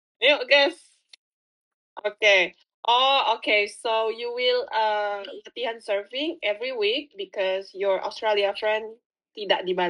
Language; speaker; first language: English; non-native, fluent; Indonesian